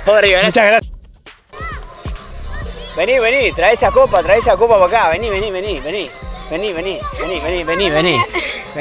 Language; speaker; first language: Spanish; native; Spanish